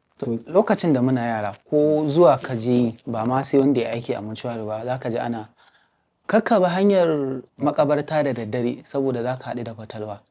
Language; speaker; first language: Hausa; native; Hausa